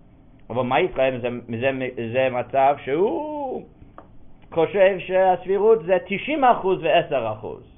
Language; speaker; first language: Hebrew; non-native, fluent; English